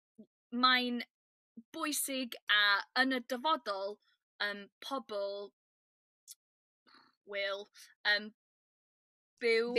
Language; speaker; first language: Welsh; non-native, learner; English